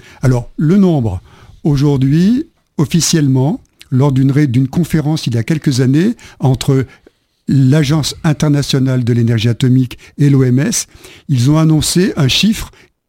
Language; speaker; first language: French; native; French